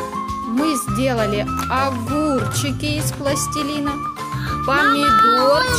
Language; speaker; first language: Russian; native; Russian